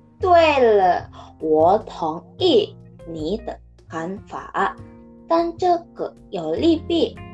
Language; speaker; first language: Chinese; non-native, learner; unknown